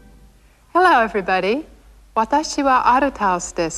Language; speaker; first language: Japanese; non-native, fluent; English